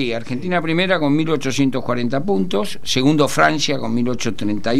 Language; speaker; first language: Spanish; native; Spanish